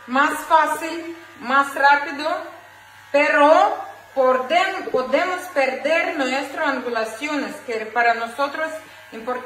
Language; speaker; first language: Spanish; non-native, learner; Ukrainian